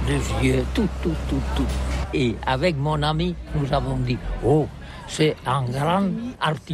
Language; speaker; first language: French; non-native, learner; Catalan